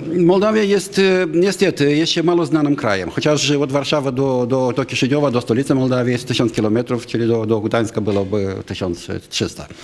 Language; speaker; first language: Polish; non-native, fluent; Romanian